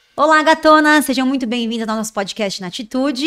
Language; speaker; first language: Portuguese; native; Portuguese